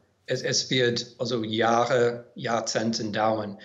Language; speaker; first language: German; non-native, fluent; English